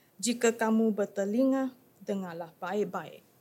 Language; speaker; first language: English; non-native, local second language; Chinese